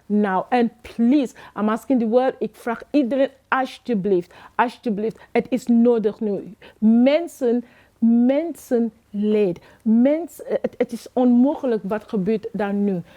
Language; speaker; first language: Dutch; non-native, fluent; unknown